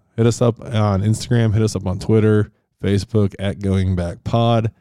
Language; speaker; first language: English; native; English